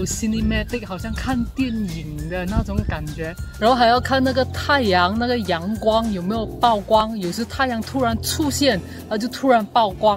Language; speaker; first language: Chinese; native; Chinese